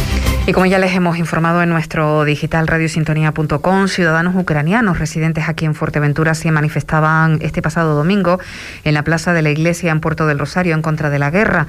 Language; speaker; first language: Spanish; native; Spanish